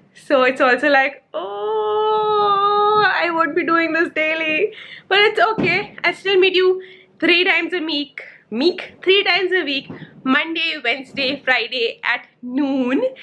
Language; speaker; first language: English; non-native, local second language; Hindi